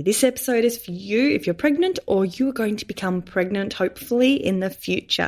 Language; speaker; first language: English; native; English